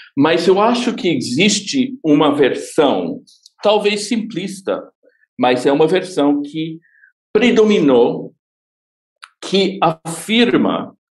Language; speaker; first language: Portuguese; non-native, fluent; English